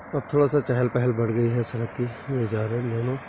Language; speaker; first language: Hindi; native; Hindi